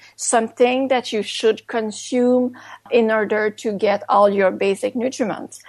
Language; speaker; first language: English; non-native, fluent; French